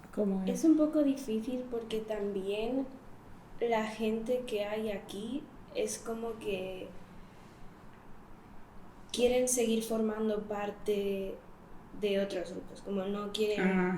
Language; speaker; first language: Spanish; early bilingual, other home language; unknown